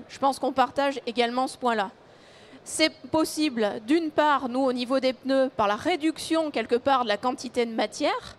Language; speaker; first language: French; native; French